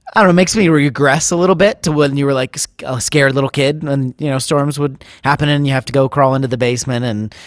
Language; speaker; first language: English; native; English